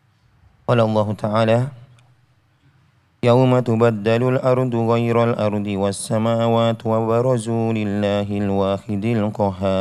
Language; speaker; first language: Arabic; non-native, fluent; Indonesian